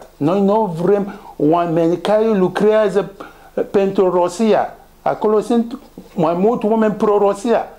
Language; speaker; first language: Romanian; non-native, learner; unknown